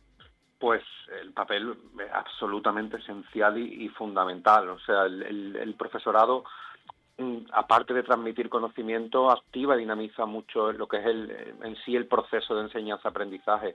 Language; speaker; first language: Spanish; native; Spanish